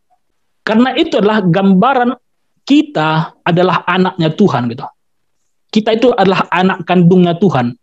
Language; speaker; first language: Indonesian; native; Indonesian